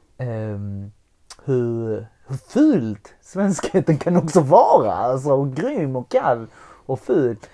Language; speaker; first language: Swedish; early bilingual, other home language; Spanish